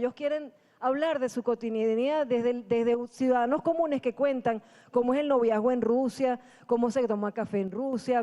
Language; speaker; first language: Spanish; native; Spanish